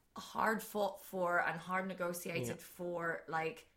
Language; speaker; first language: English; native; English